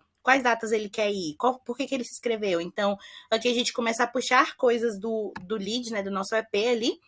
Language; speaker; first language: Portuguese; native; Portuguese